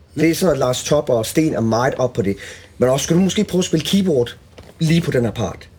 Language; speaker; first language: Danish; early bilingual, other home language; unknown